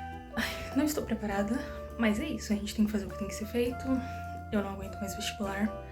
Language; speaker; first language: Portuguese; native; Portuguese